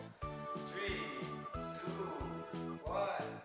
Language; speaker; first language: English; non-native, local second language; Filipino